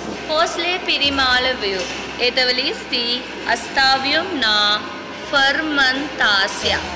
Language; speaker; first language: Russian; non-native, learner; Sinhala